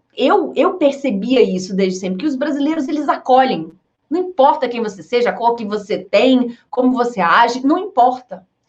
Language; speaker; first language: Portuguese; early bilingual, heritage; Portuguese